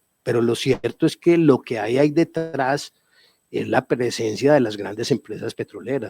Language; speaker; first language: Spanish; native; Spanish